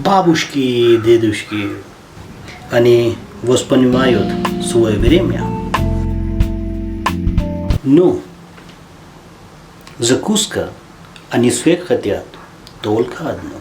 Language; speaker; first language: Russian; non-native, learner; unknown